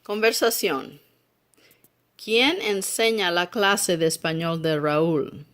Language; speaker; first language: Spanish; non-native, learner; English